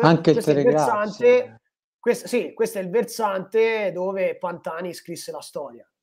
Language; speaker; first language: Italian; native; Italian